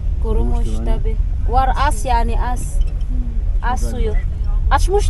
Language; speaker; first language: Turkish; non-native, learner; Filipino